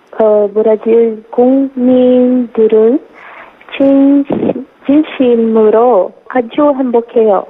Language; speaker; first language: Korean; non-native, learner; Portuguese